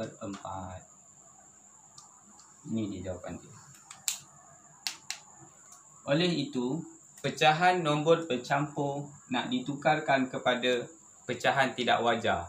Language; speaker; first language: Malay; native; Malay